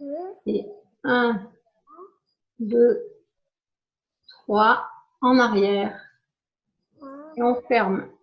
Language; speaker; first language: French; native; French